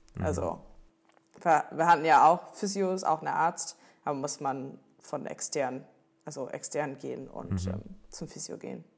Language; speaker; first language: German; non-native, fluent; English